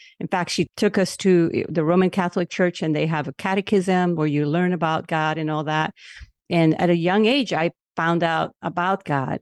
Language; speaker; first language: English; non-native, local second language; Spanish